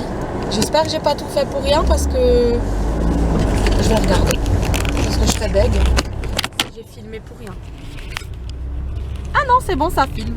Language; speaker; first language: French; native; French